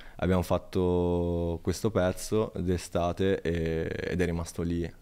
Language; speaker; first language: Italian; native; Italian